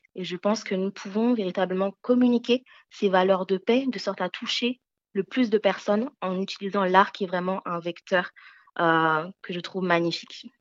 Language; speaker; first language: French; early bilingual, other home language; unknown